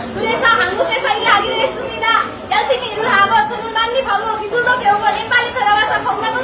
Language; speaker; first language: Korean; non-native, learner; Nepali